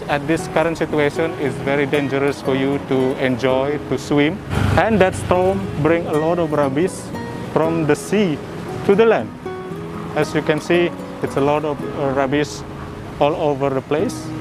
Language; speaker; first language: English; non-native, fluent; Indonesian